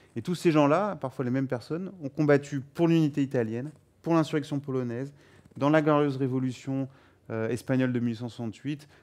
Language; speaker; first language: French; native; French